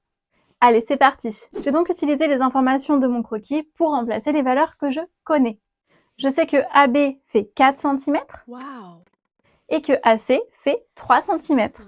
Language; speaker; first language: French; native; French